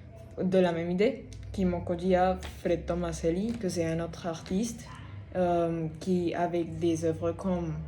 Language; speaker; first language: French; non-native, fluent; Spanish